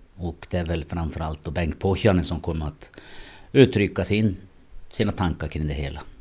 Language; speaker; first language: Swedish; native; Swedish